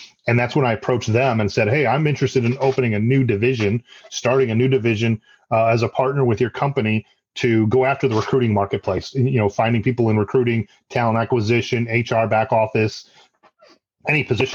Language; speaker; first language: English; native; English